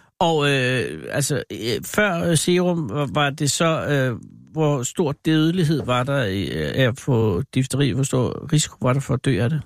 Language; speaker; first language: Danish; native; Danish